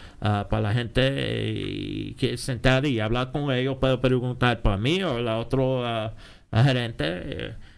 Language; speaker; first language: Spanish; early bilingual, other home language; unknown